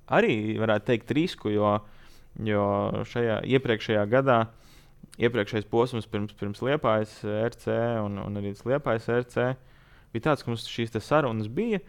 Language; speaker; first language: Latvian; native; Latvian